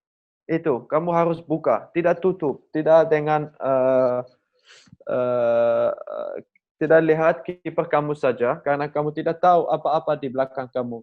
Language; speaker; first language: Indonesian; non-native, learner; Dutch